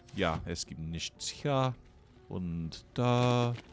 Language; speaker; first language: German; non-native, learner; English